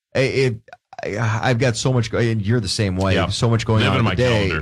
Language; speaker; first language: English; native; English